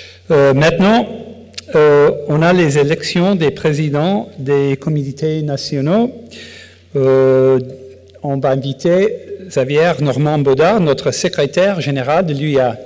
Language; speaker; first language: French; non-native, fluent; English